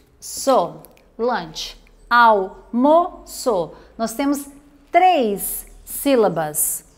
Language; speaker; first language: Portuguese; native; Portuguese